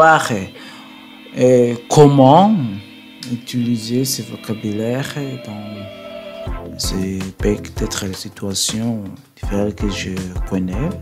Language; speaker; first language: French; non-native, learner; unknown